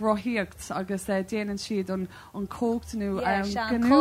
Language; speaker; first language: Irish; non-native, local second language; English